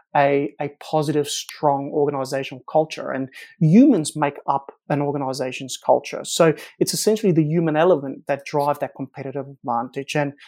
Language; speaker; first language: English; non-native, local second language; Afrikaans